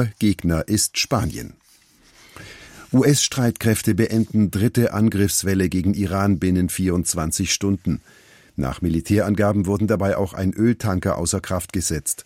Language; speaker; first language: German; native; German